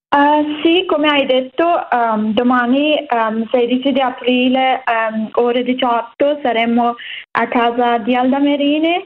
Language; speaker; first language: Italian; non-native, learner; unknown